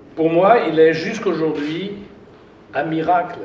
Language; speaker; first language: French; non-native, fluent; German